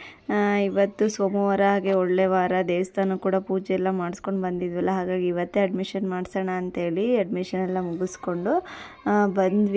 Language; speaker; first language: Kannada; native; Kannada